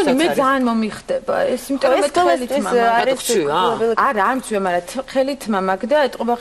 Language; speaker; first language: Georgian; native; Georgian